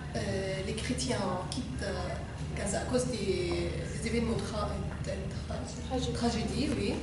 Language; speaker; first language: French; non-native, learner; Arabic